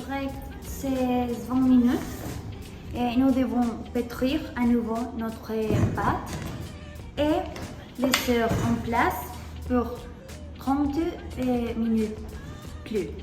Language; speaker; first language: French; non-native, learner; Spanish